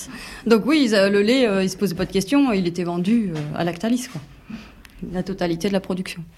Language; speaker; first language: French; native; French